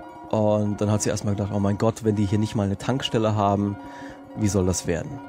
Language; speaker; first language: German; native; German